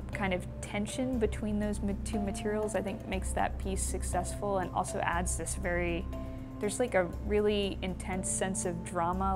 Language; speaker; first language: English; native; English